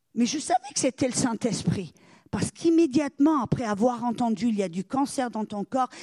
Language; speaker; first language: French; native; French